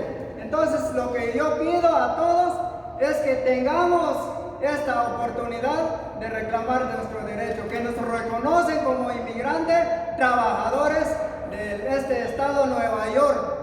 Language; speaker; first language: Spanish; non-native, local second language; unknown